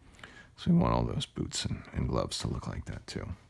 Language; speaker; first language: English; native; English